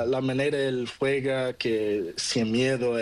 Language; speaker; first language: Spanish; non-native, learner; Portuguese